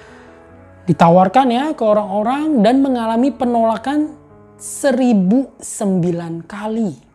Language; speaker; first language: Indonesian; native; Indonesian